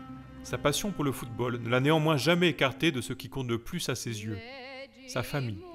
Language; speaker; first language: French; native; French